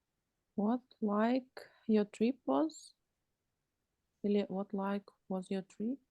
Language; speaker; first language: English; non-native, learner; Russian